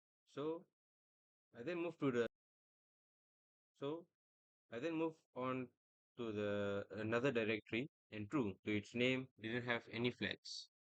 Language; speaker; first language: English; non-native, local second language; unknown